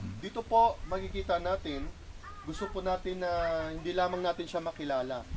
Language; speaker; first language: Filipino; non-native, local second language; Cebuano